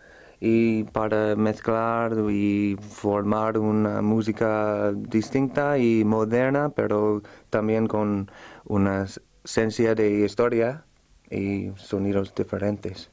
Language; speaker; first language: Spanish; non-native, fluent; English